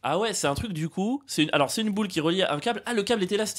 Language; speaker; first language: French; native; French